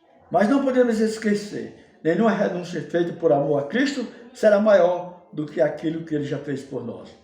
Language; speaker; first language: Portuguese; native; Portuguese